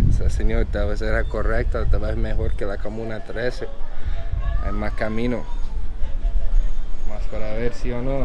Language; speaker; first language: Spanish; non-native, learner; English